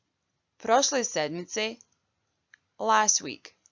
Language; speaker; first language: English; non-native, fluent; Bosnian